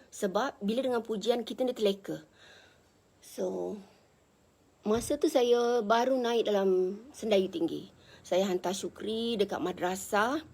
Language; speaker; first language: Malay; native; Malay